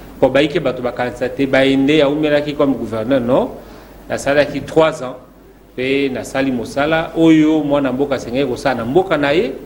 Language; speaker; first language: Lingala; native; Lingala